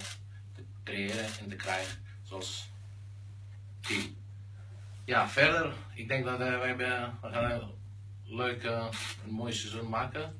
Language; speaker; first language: Dutch; non-native, learner; Greek